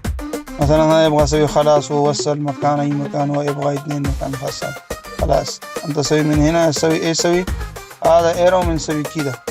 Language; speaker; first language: Arabic; non-native, learner; Urdu